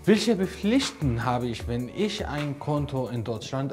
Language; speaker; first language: German; non-native, learner; Arabic